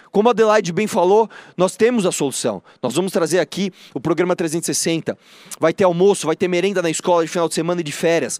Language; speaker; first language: Portuguese; native; Portuguese